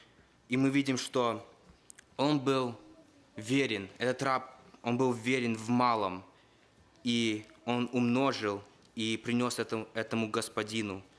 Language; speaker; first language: Russian; early bilingual, heritage; Russian